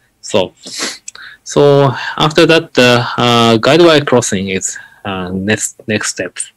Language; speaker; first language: English; non-native, learner; Japanese